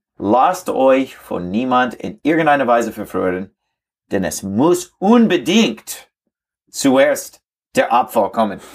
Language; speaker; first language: German; non-native, learner; English